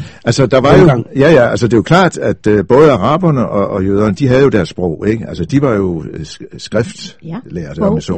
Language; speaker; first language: Danish; native; Danish